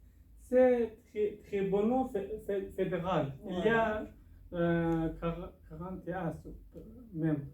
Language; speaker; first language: French; non-native, learner; Persian